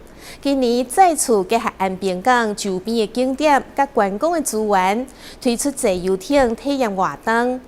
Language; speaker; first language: Chinese; native; Chinese